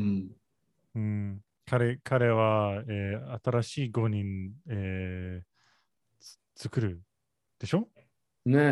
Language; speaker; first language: Japanese; non-native, learner; English